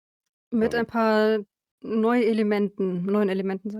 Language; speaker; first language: German; native; German